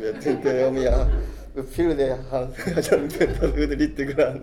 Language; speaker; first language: Swedish; non-native, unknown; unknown